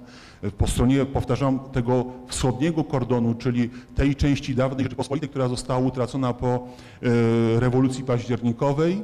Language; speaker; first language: Polish; native; Polish